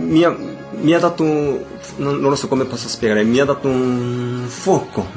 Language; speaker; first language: Italian; non-native, learner; Korean